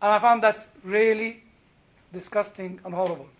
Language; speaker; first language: English; non-native, fluent; Arabic